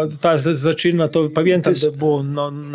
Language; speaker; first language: Polish; non-native, learner; Serbian